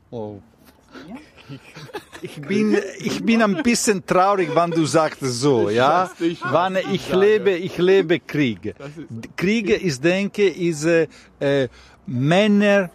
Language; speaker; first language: German; non-native, learner; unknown